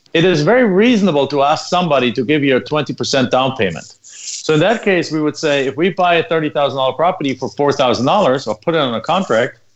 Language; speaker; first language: English; non-native, fluent; German